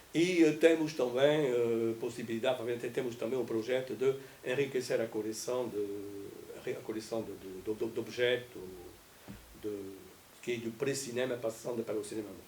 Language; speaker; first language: Portuguese; non-native, fluent; French